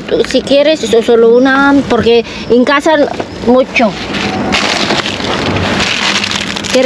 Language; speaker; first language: Spanish; non-native, learner; Filipino